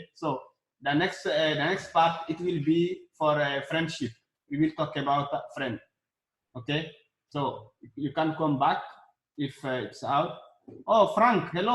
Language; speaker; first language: English; non-native, learner; Arabic